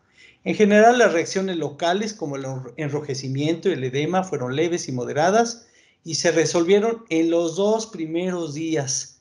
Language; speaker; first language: Spanish; native; Spanish